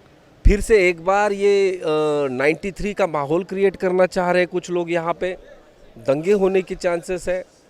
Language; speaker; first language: Hindi; non-native, local second language; Marathi